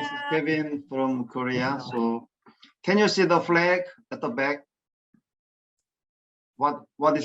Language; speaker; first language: English; non-native, fluent; Korean